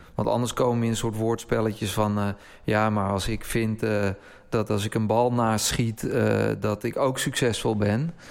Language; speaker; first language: Dutch; native; Dutch